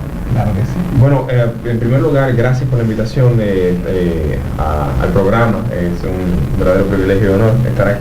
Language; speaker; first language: Spanish; native; Spanish